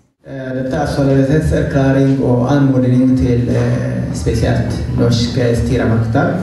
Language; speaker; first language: Norwegian; non-native, fluent; Oromo